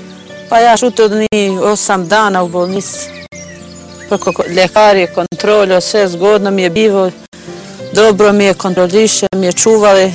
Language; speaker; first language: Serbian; non-native, learner; Albanian